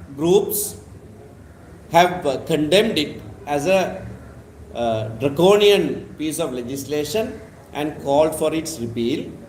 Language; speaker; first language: English; non-native, local second language; Tamil